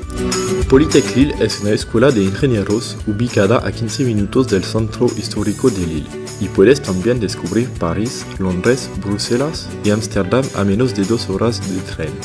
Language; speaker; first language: Spanish; non-native, learner; French